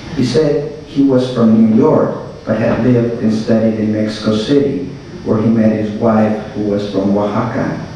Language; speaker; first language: English; early bilingual, other home language; Spanish